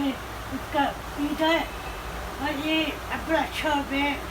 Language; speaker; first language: Hindi; non-native, learner; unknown